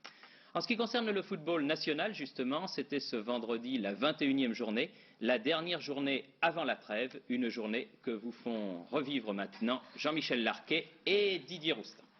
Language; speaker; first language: French; native; French